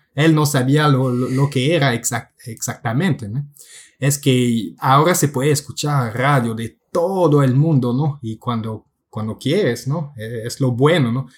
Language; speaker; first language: Spanish; non-native, fluent; French